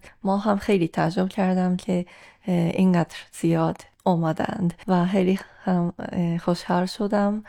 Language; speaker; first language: Persian; non-native, fluent; Japanese